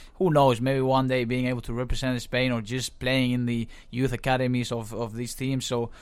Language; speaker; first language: English; non-native, fluent; Spanish